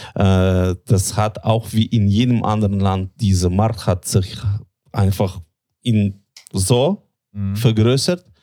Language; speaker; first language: German; non-native, fluent; Russian